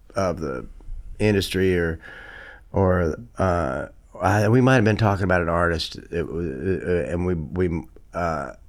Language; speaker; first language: English; native; English